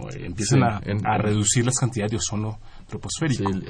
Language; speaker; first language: Spanish; native; Spanish